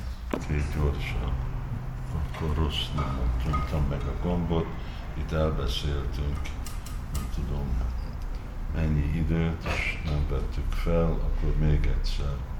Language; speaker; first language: Hungarian; early bilingual, heritage; Hungarian